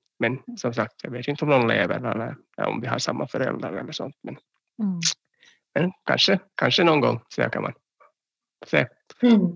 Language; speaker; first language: Swedish; native; Swedish